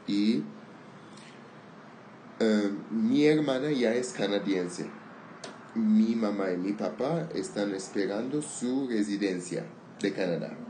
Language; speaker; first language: Spanish; non-native, learner; Armenian